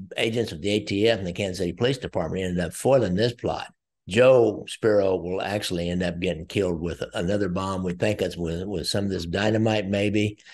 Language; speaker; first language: English; native; English